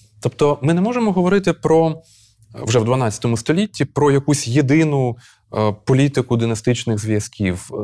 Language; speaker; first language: Ukrainian; native; Ukrainian